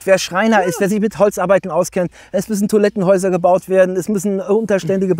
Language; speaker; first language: German; native; German